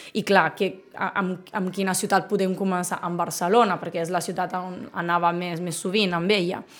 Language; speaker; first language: Catalan; non-native, fluent; Italian